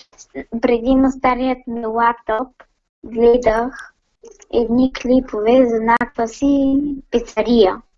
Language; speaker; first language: Bulgarian; native; Bulgarian